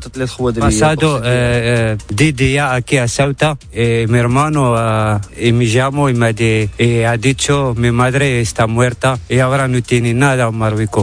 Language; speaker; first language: Spanish; non-native, learner; Arabic